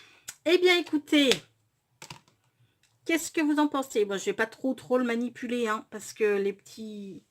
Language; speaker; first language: French; native; French